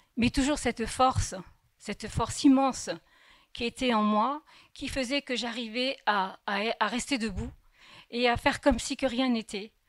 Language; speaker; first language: French; early bilingual, other home language; Kabyle